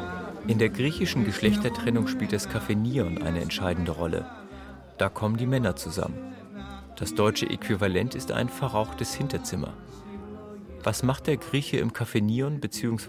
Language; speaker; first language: German; native; German